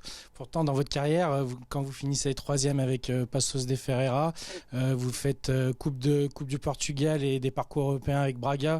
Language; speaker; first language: French; native; French